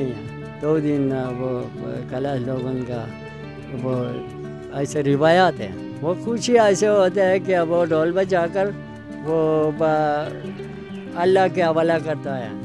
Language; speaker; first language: Hindi; non-native, local second language; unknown